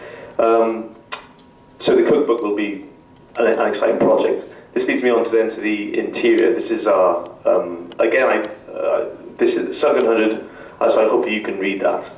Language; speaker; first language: English; native; English